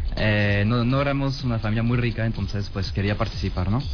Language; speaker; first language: Spanish; non-native, fluent; French